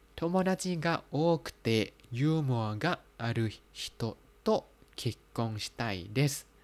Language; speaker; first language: Japanese; non-native, fluent; Thai